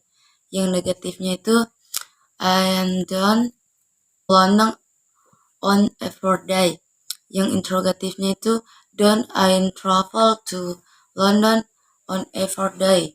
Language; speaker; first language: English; non-native, learner; Indonesian